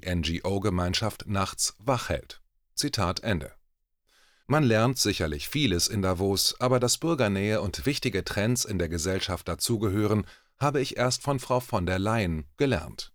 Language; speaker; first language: German; native; German